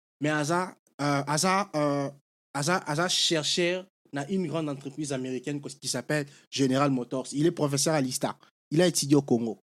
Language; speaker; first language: French; non-native, local second language; Lingala